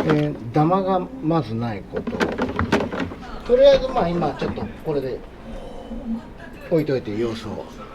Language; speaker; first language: Japanese; native; Japanese